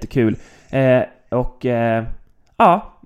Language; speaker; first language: Swedish; native; Swedish